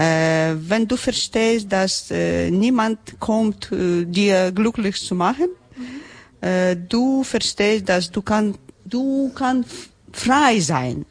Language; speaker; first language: German; non-native, learner; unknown